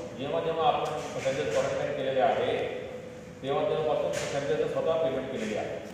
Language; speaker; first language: Marathi; non-native, local second language; Punjabi